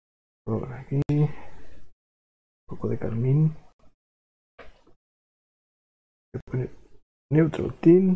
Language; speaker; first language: Spanish; non-native, local second language; Catalan